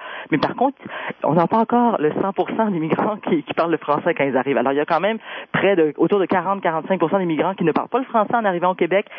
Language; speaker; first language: French; native; French